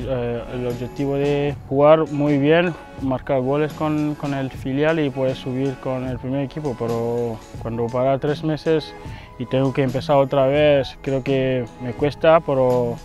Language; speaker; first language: Spanish; non-native, learner; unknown